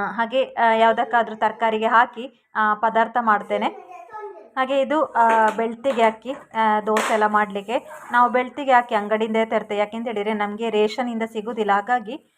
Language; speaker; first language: Kannada; non-native, local second language; Tulu